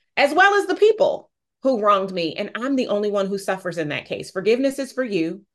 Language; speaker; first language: English; native; English